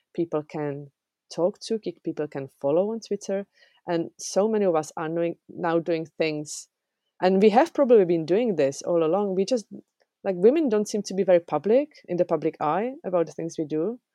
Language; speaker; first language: English; non-native, fluent; Czech